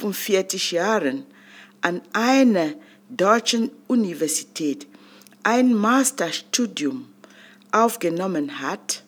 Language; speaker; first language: German; non-native, fluent; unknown